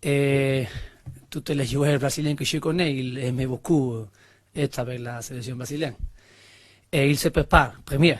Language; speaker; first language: French; non-native, learner; Spanish